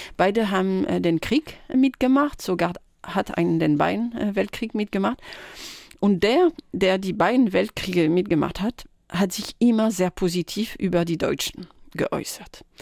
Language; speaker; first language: German; non-native, fluent; French